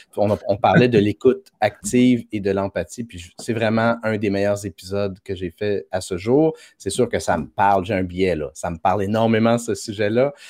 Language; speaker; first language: French; native; French